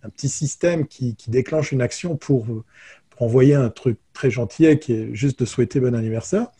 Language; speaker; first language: French; native; French